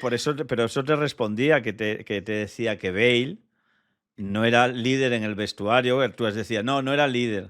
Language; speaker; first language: Spanish; native; Spanish